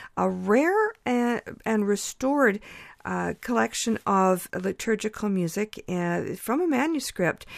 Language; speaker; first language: English; early bilingual, other home language; Ukrainian